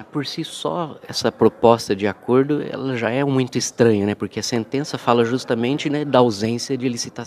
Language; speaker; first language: Portuguese; native; Portuguese